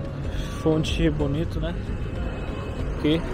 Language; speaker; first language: Portuguese; non-native, fluent; Arabic